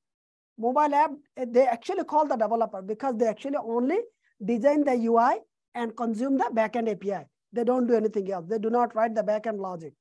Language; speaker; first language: English; non-native, fluent; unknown